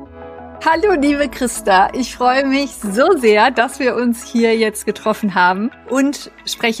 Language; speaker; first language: German; native; German